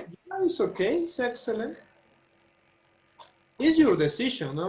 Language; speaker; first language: English; non-native, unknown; Spanish